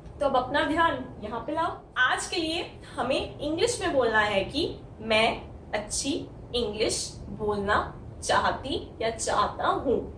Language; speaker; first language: Hindi; native; Hindi